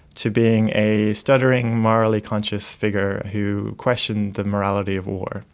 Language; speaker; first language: English; native; English